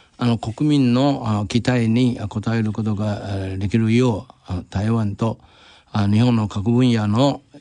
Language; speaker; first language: Japanese; non-native, fluent; Chinese